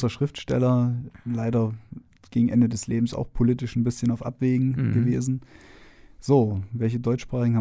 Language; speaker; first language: German; native; German